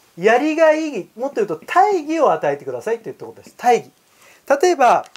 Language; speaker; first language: Japanese; native; Japanese